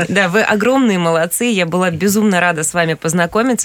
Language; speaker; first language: Russian; native; Russian